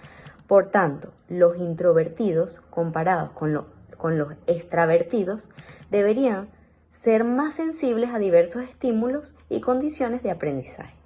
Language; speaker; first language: Spanish; native; Spanish